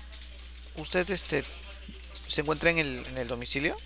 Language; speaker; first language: Spanish; native; Spanish